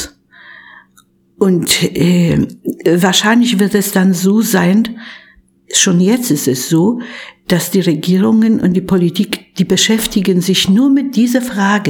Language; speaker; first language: German; non-native, fluent; Polish